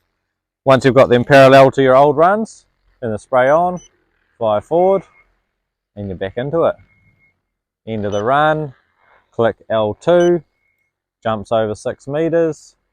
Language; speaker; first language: English; native; English